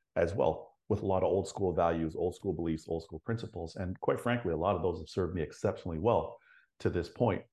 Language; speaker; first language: English; native; English